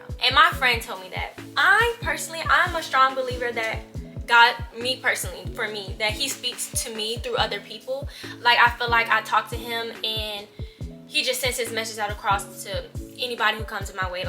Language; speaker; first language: English; native; English